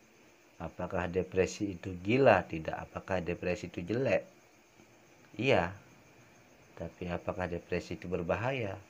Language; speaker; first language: Indonesian; native; Indonesian